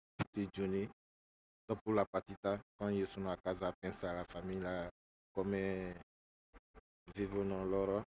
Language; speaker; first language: Italian; non-native, fluent; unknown